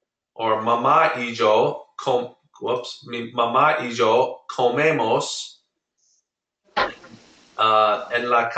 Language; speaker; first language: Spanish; non-native, fluent; English